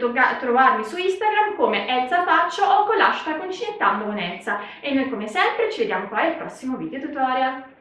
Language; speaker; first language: Italian; native; Italian